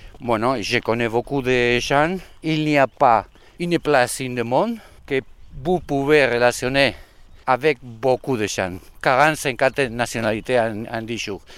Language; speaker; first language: French; non-native, learner; Spanish